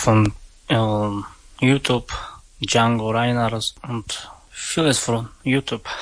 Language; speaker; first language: German; non-native, learner; Slovak